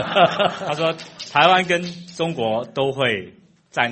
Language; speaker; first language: Chinese; non-native, fluent; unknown